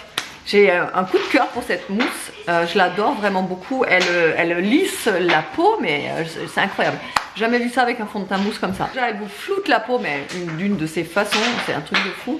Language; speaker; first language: French; native; French